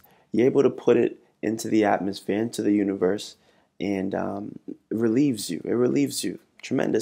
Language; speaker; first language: English; native; English